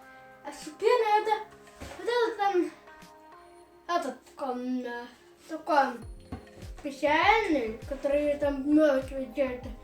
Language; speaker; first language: Russian; early bilingual, heritage; Russian